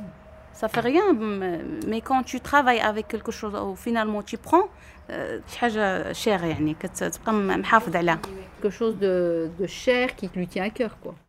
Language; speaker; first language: French; non-native, learner; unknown